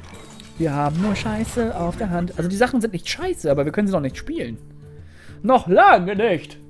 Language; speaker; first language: German; native; German